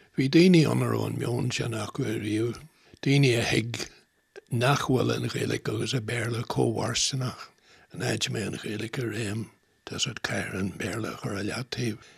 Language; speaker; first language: Irish; non-native, local second language; English